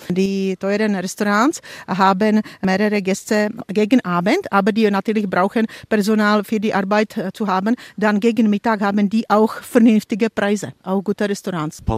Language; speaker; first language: German; non-native, fluent; Czech